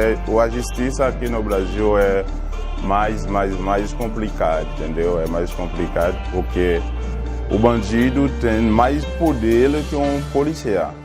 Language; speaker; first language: Portuguese; non-native, learner; Haitian Creole